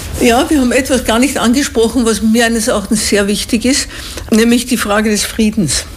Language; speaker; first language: German; native; German